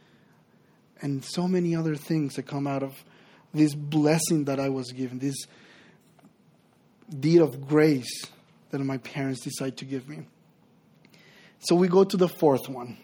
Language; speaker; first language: English; non-native, fluent; Spanish